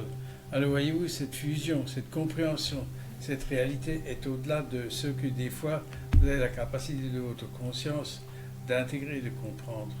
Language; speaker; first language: French; native; French